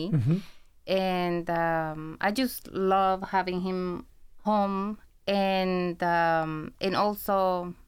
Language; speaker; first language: English; non-native, fluent; Spanish